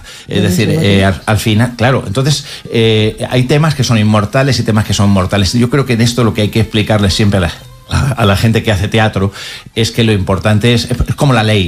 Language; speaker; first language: Spanish; native; Spanish